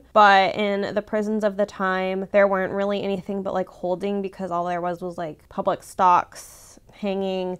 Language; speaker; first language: English; native; English